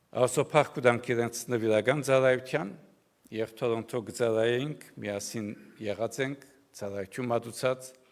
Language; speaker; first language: Armenian; early bilingual, heritage; Armenian